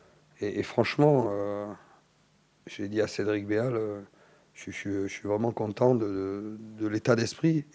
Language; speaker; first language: French; native; French